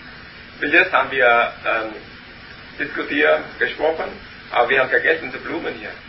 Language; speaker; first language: German; non-native, learner; Vietnamese